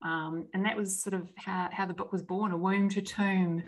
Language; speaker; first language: English; native; English